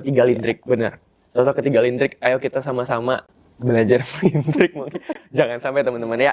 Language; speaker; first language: Indonesian; native; Indonesian